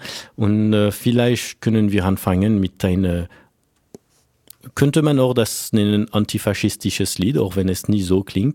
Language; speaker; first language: German; non-native, fluent; French